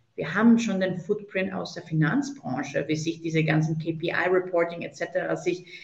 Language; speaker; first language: German; non-native, fluent; Spanish